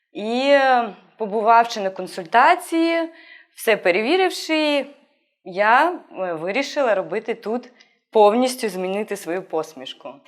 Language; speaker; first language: Ukrainian; native; Ukrainian